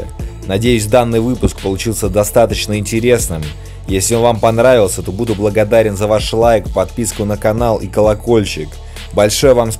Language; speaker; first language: Russian; native; Russian